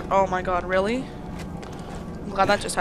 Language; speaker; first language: English; native; English